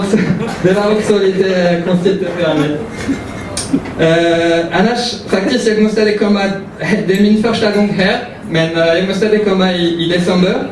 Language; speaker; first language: Swedish; early bilingual, heritage; French